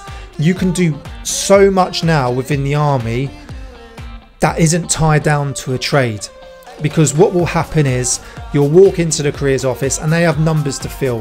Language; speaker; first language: English; native; English